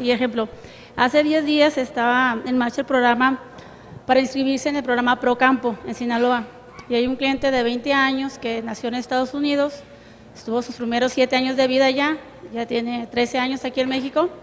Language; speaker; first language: Spanish; native; Spanish